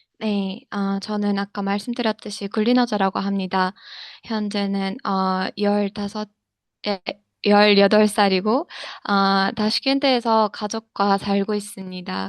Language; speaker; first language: Korean; non-native, fluent; Uzbek